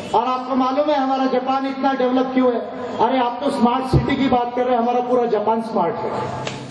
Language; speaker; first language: Hindi; non-native, local second language; Marathi